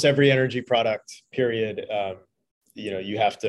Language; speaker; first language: English; native; English